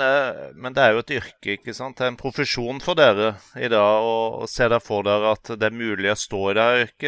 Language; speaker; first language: Norwegian; native; Norwegian